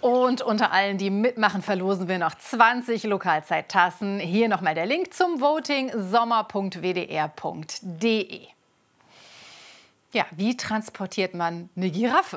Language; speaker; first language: German; native; German